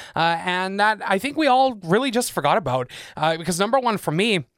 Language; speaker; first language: English; native; English